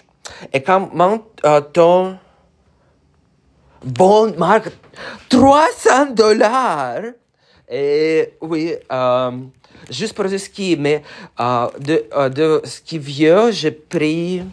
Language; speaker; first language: French; non-native, learner; Russian